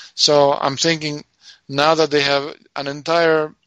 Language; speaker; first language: English; non-native, fluent; Spanish